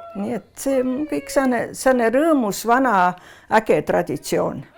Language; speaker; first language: Estonian; native; Estonian